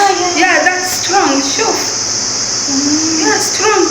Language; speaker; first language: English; non-native, learner; Cebuano